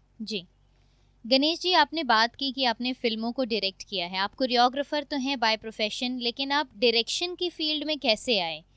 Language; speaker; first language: Hindi; native; Hindi